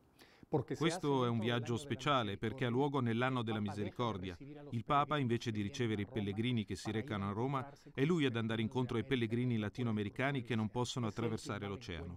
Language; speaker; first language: Italian; non-native, fluent; Spanish